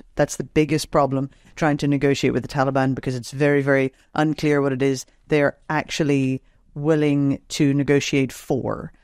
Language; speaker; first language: English; native; English